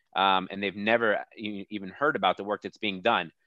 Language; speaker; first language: English; native; English